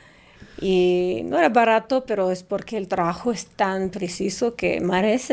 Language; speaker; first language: Spanish; non-native, fluent; English